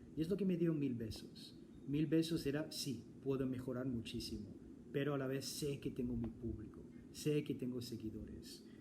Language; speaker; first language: Spanish; non-native, fluent; English